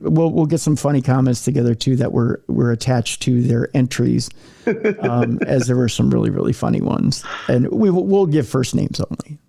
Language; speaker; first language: English; native; English